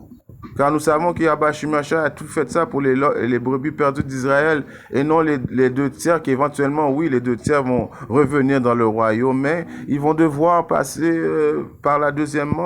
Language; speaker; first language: French; native; French